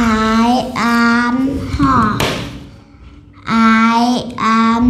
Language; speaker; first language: English; non-native, learner; Vietnamese